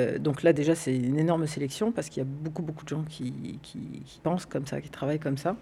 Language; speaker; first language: French; early bilingual, other home language; Arabic